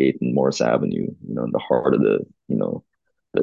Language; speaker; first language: English; early bilingual, other home language; Korean